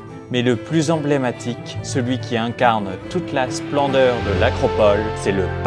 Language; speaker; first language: French; native; French